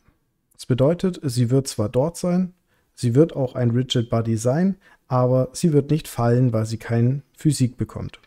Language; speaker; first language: German; native; German